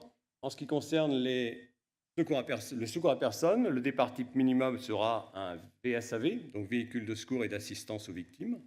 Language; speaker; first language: French; native; French